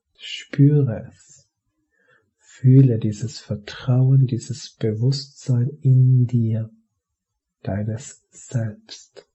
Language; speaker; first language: German; native; German